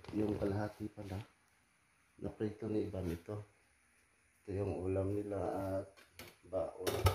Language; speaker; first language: Filipino; non-native, local second language; Cebuano